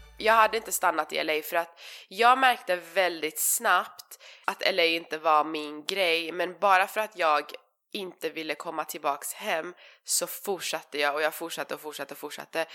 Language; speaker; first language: Swedish; early bilingual, other home language; Persian